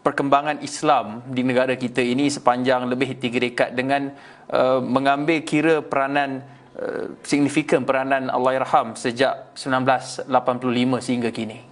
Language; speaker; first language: Malay; native; Malay